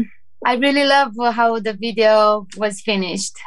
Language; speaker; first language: English; non-native, learner; Romanian